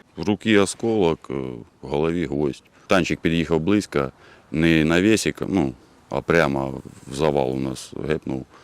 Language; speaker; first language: Ukrainian; non-native, local second language; Russian